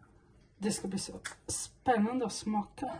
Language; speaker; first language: Swedish; non-native, fluent; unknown